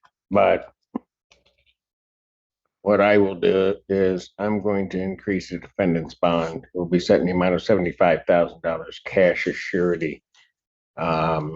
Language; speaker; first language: English; native; English